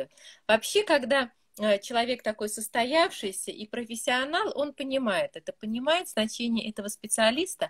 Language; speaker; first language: Russian; native; Russian